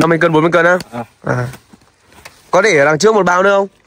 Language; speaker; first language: Vietnamese; native; Vietnamese